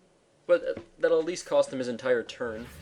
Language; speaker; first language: English; native; English